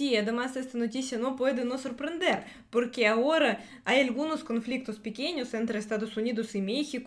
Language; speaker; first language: Spanish; non-native, fluent; Russian